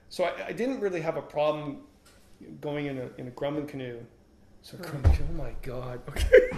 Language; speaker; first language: English; native; English